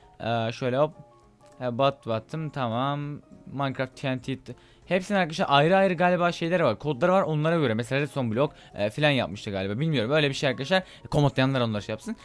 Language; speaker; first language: Turkish; native; Turkish